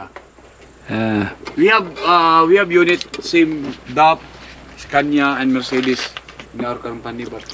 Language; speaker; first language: English; non-native, learner; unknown